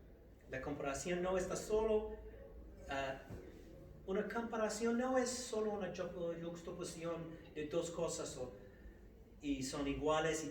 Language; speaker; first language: Spanish; non-native, fluent; English